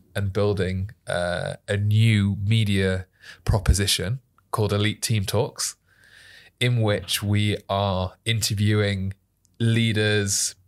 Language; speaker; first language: English; native; English